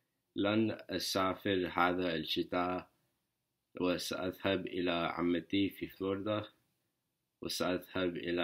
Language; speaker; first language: Arabic; non-native, learner; English